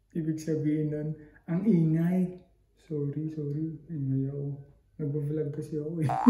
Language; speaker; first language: Filipino; non-native, local second language; Hiligaynon